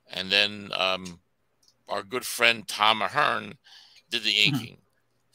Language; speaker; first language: English; native; English